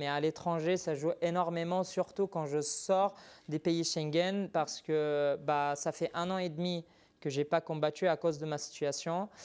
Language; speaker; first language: French; non-native, fluent; Arabic